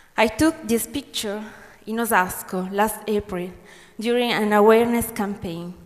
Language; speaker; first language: English; non-native, fluent; Italian